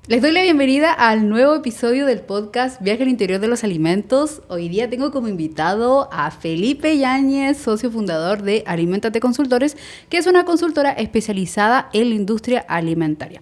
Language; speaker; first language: Spanish; native; Spanish